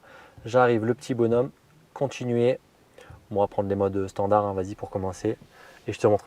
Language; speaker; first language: French; native; French